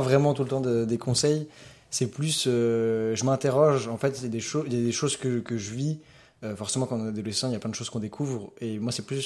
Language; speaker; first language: French; native; French